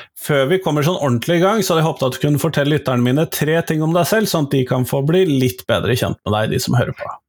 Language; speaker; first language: Norwegian; native; Norwegian